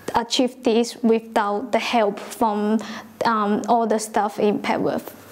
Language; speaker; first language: English; non-native, local second language; Cantonese